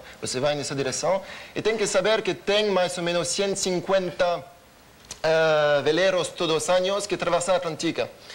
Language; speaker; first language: Portuguese; non-native, learner; French